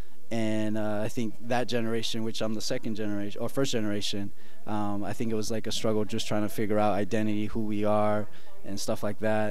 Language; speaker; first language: English; early bilingual, other home language; Spanish